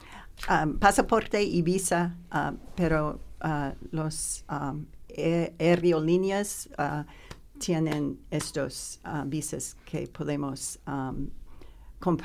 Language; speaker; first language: Spanish; non-native, learner; English